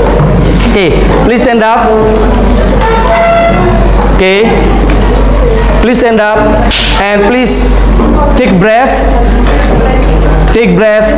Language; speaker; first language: English; non-native, fluent; Indonesian